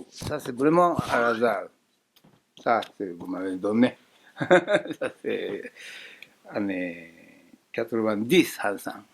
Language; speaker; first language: French; non-native, fluent; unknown